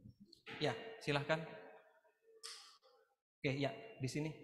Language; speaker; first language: Indonesian; native; Indonesian